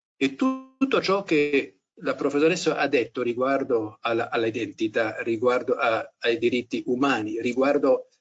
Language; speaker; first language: Italian; non-native, fluent; German